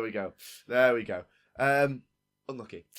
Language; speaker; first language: English; native; English